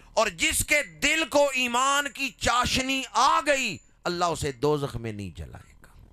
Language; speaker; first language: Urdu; non-native, local second language; Punjabi